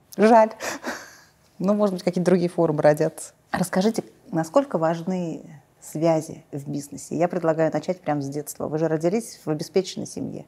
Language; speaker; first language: Russian; native; Russian